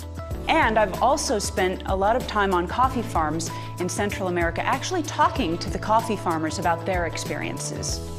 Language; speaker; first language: English; native; English